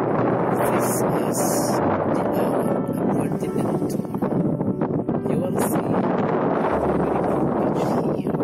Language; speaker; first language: English; non-native, learner; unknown